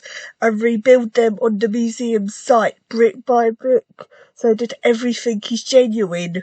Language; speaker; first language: English; native; English